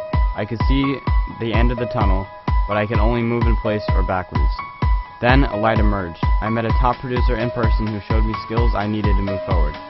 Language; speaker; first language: English; native; English